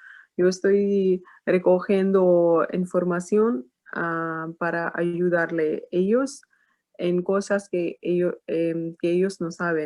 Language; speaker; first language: Spanish; non-native, learner; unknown